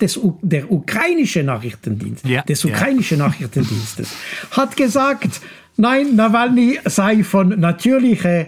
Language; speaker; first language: German; non-native, local second language; French